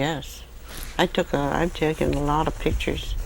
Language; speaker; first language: English; native; English